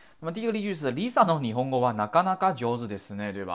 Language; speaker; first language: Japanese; non-native, fluent; Chinese